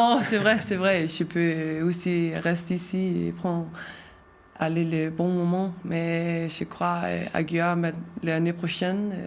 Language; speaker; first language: French; non-native, learner; Danish